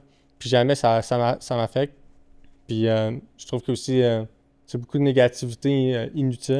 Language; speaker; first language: French; native; French